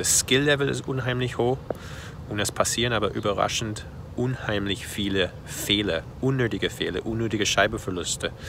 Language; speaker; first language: German; non-native, fluent; English